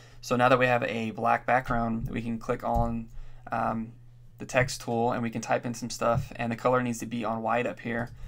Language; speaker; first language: English; native; English